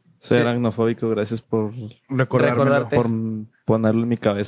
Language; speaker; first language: Spanish; native; Spanish